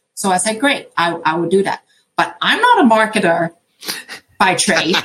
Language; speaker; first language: English; non-native, local second language; Cantonese